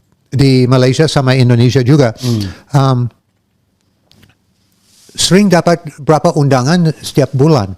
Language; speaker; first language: Indonesian; non-native, learner; English